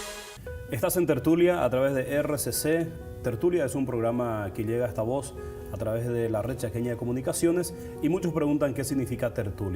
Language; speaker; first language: Spanish; native; Spanish